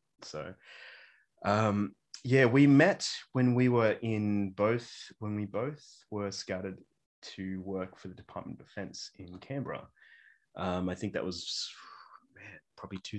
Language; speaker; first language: English; native; English